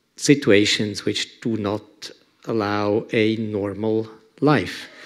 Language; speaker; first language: English; non-native, fluent; German